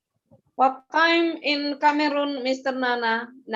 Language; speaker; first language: English; non-native, fluent; Indonesian